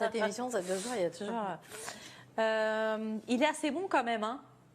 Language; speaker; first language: French; native; French